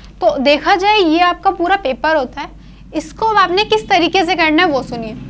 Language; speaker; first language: Hindi; native; Hindi